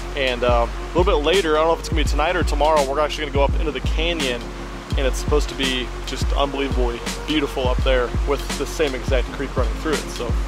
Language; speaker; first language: English; native; English